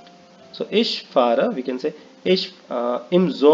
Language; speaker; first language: German; non-native, learner; Hindi